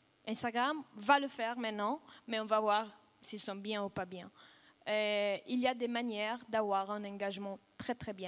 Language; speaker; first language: French; non-native, fluent; Russian